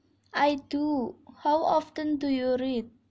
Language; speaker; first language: English; non-native, learner; Indonesian